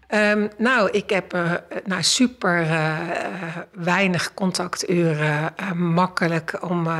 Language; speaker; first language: Dutch; native; Dutch